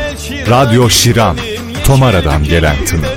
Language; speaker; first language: Turkish; native; Turkish